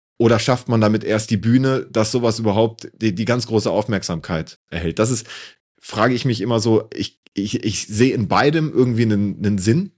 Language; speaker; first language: German; native; German